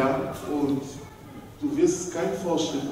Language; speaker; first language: German; non-native, learner; French